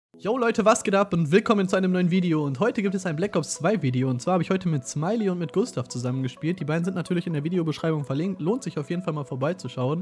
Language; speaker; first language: German; native; German